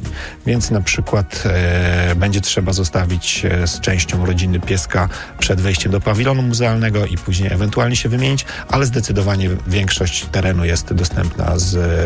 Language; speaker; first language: Polish; native; Polish